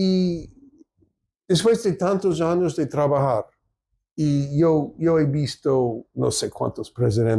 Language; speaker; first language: Spanish; non-native, fluent; English